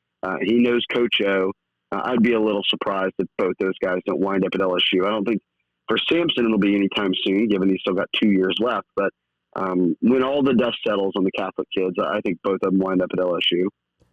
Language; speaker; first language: English; native; English